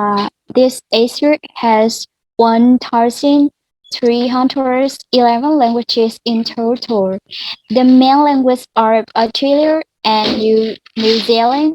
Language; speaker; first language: English; non-native, learner; Vietnamese